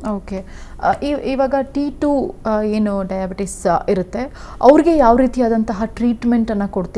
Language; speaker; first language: Kannada; native; Kannada